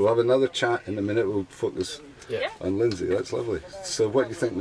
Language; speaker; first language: English; native; English